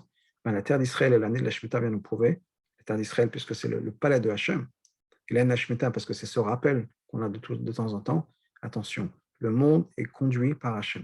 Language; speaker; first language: French; native; French